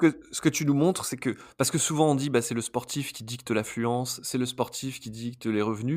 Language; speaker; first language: French; native; French